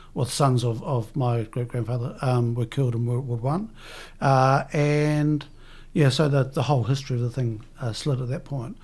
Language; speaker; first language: English; native; English